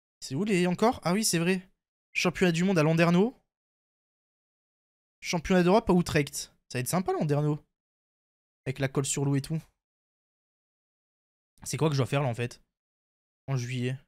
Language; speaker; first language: French; native; French